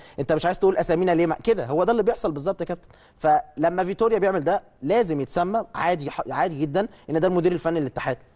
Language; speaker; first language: Arabic; native; Arabic